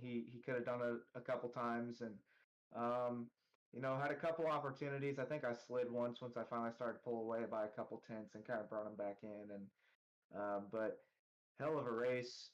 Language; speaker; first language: English; native; English